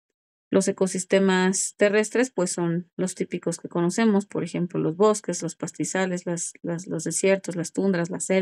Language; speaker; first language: Spanish; native; Spanish